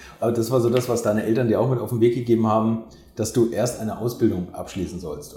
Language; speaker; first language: German; native; German